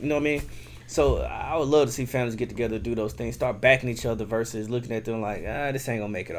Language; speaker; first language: English; native; English